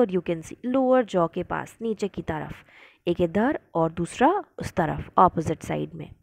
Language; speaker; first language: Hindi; native; Hindi